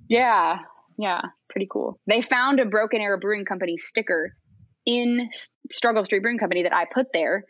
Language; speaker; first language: English; native; English